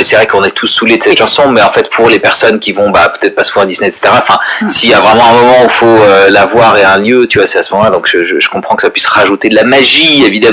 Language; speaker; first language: French; native; French